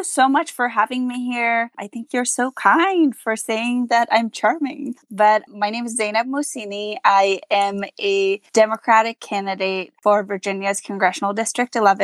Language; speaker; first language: English; non-native, fluent; Hazaragi